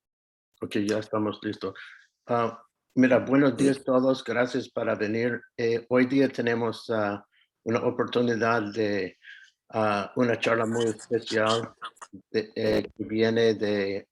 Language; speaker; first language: Spanish; non-native, fluent; English